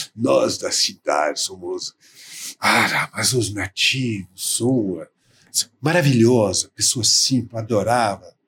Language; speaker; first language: Portuguese; non-native, fluent; French